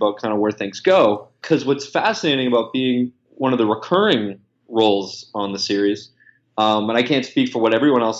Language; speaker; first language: English; native; English